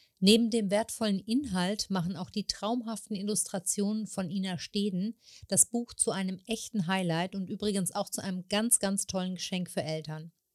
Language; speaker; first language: German; native; German